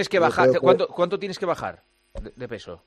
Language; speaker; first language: Spanish; native; Spanish